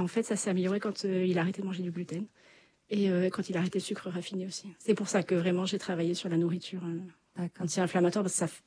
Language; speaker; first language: French; native; French